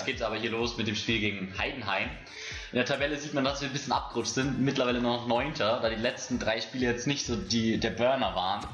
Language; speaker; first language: German; native; German